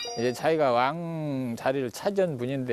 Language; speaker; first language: Korean; native; Korean